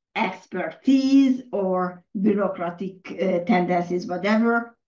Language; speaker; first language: English; non-native, fluent; Hungarian